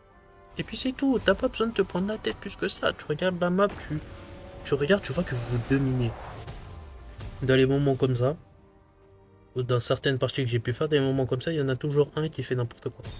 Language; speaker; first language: French; native; French